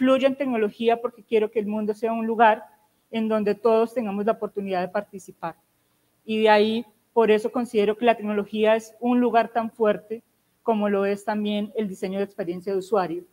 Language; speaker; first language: Spanish; native; Spanish